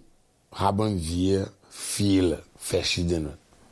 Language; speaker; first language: German; non-native, learner; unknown